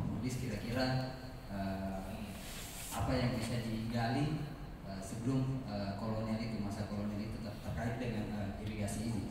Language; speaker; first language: Indonesian; native; Indonesian